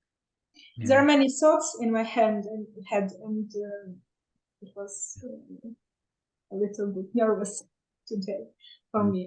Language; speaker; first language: English; non-native, learner; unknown